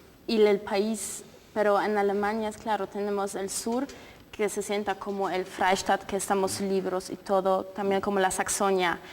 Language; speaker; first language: Spanish; non-native, fluent; Polish